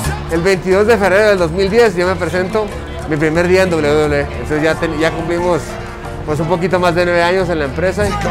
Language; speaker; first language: Spanish; early bilingual, heritage; Spanish